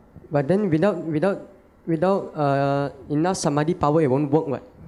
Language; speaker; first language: English; non-native, local second language; Chinese